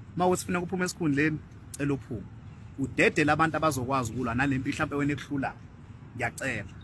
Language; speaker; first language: Zulu; native; Zulu